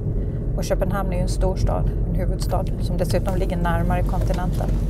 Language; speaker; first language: Swedish; native; Swedish